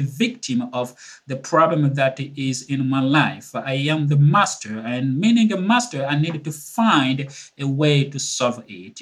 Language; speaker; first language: English; non-native, fluent; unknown